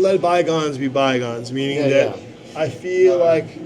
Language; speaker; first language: English; native; English